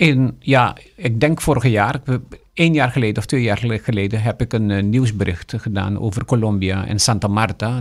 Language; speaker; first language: Dutch; non-native, local second language; Papiamento